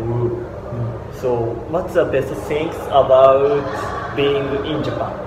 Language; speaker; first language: English; non-native, learner; Japanese